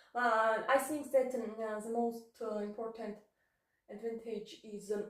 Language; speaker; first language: English; non-native, learner; Georgian